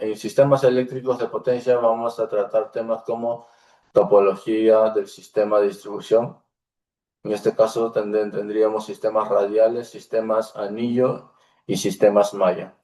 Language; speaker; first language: Spanish; native; Spanish